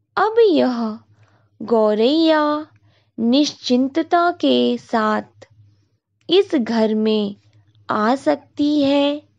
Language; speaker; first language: Hindi; non-native, local second language; Marathi